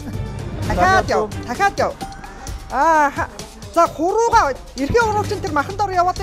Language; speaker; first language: Mongolian; native; Mongolian